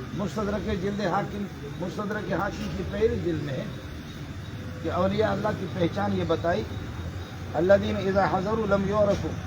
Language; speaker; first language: Urdu; non-native, fluent; Baluchi